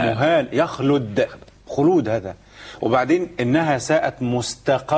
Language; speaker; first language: Arabic; native; Arabic